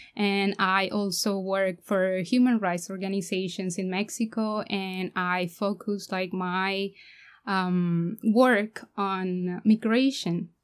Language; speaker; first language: English; non-native, fluent; Spanish